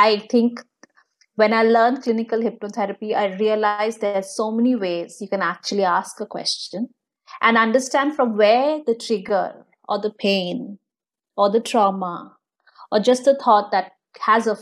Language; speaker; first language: English; non-native, local second language; Bangla